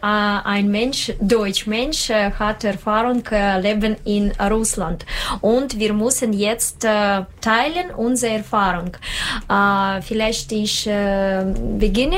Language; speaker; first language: German; non-native, learner; Russian